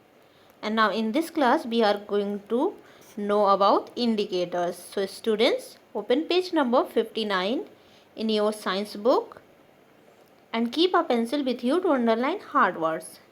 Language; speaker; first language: English; non-native, local second language; Hindi